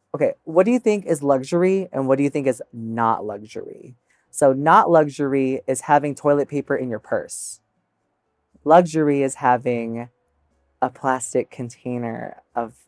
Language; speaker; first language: English; native; English